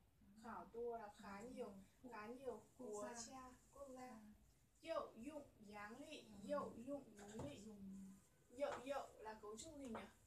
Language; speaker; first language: Chinese; non-native, learner; Vietnamese